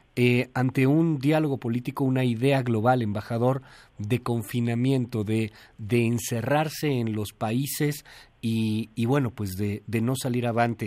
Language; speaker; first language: Spanish; native; Spanish